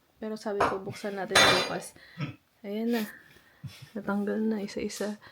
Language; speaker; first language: Filipino; native; Filipino